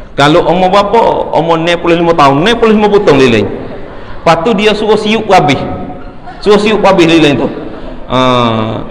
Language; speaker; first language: Malay; native; Malay